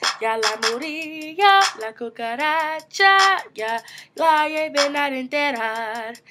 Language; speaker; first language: Spanish; non-native, learner; English